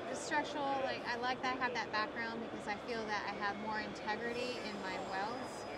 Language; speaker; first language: English; native; English